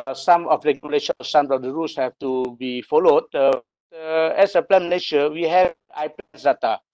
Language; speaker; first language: English; non-native, local second language; Malay